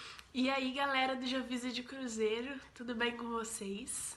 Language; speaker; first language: Portuguese; native; Portuguese